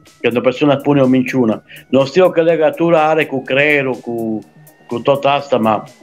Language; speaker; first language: Romanian; non-native, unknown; Italian